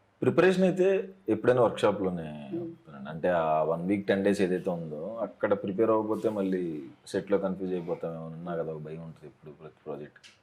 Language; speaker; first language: Telugu; native; Telugu